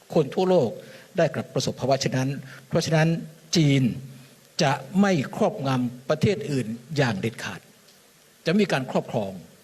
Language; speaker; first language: Thai; native; Thai